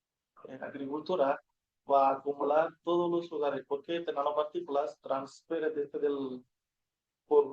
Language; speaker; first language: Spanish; non-native, learner; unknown